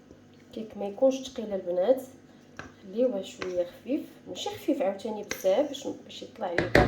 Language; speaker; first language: Arabic; native; Arabic